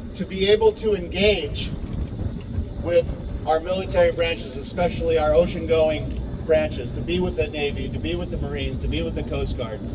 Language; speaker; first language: English; native; English